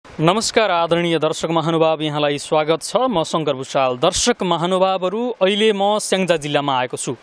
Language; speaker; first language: Nepali; native; Nepali